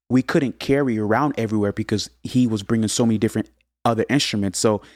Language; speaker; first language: English; early bilingual, other home language; Haitian Creole